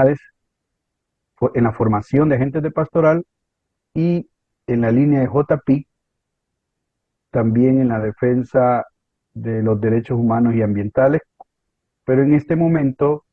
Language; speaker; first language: Spanish; native; Spanish